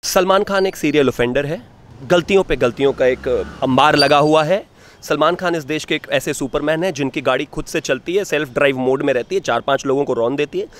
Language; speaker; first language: Hindi; native; Hindi